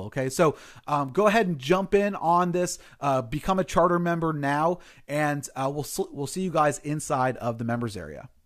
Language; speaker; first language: English; native; English